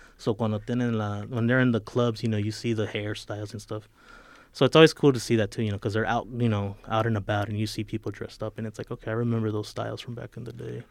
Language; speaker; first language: English; early bilingual, other home language; Spanish